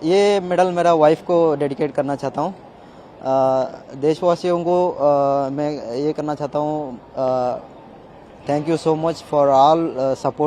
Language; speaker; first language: Hindi; non-native, local second language; Kannada